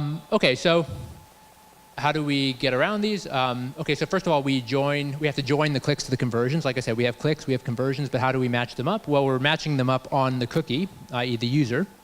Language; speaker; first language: English; native; English